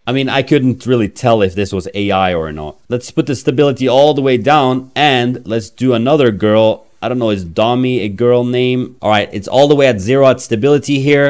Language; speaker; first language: English; non-native, fluent; Norwegian